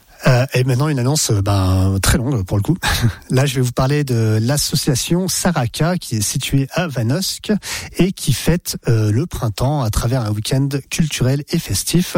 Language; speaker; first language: French; native; French